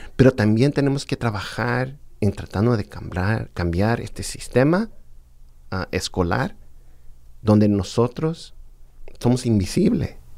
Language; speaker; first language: Spanish; early bilingual, heritage; Spanish